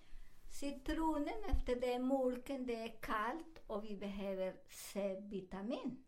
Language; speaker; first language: Swedish; non-native, learner; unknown